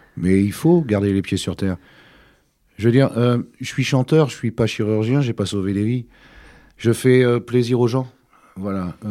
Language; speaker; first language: French; native; French